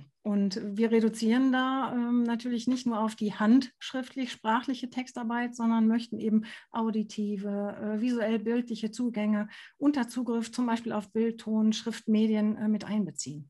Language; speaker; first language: German; native; German